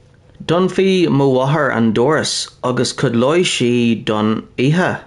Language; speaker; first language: Irish; non-native, learner; English